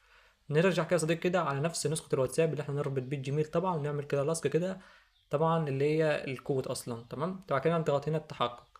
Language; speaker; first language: Arabic; native; Arabic